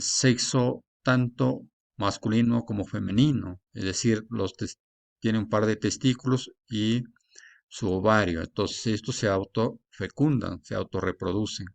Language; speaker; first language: Spanish; native; Spanish